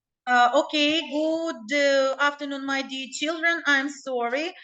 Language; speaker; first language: English; non-native, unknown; Ukrainian